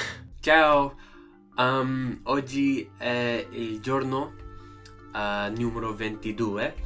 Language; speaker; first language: Italian; non-native, learner; English